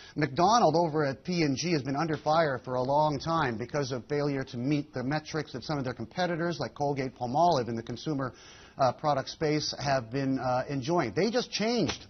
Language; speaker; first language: English; native; English